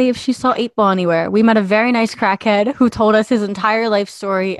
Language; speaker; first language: English; native; English